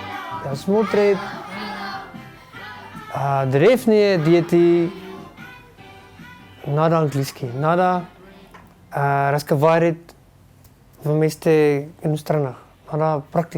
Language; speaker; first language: Russian; non-native, learner; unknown